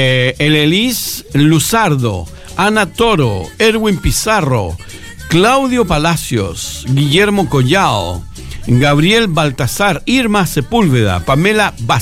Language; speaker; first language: Spanish; native; Spanish